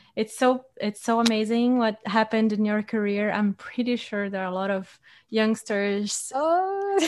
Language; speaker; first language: English; non-native, fluent; Portuguese